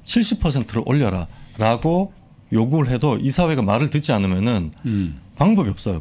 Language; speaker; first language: Korean; native; Korean